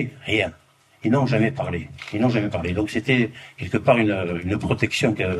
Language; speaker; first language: French; native; French